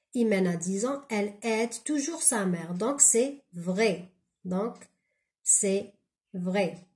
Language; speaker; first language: French; non-native, local second language; Arabic